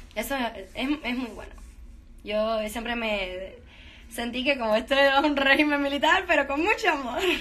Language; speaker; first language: Spanish; native; Spanish